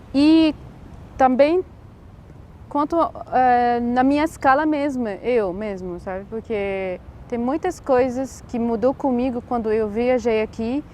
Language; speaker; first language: Portuguese; non-native, fluent; Arabic